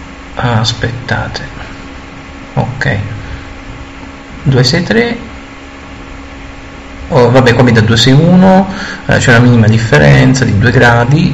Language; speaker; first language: Italian; native; Italian